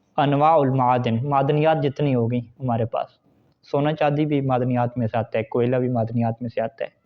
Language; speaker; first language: Urdu; non-native, local second language; Punjabi